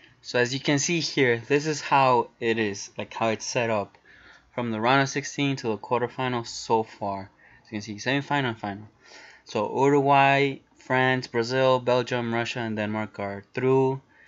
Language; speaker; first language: English; early bilingual, other home language; Spanish